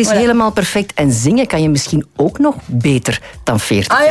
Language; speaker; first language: Dutch; native; Dutch